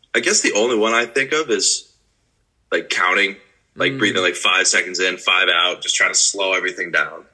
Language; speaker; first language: English; native; English